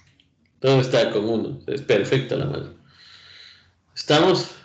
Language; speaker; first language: Spanish; native; Spanish